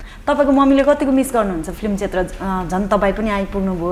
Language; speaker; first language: Nepali; native; Nepali